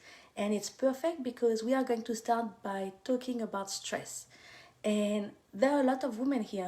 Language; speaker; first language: English; non-native, fluent; French